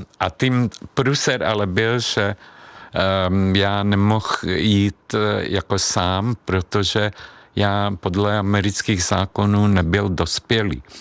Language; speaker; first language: Czech; non-native, fluent; Hungarian